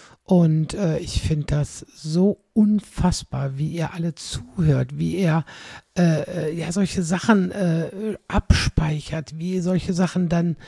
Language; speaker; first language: German; native; German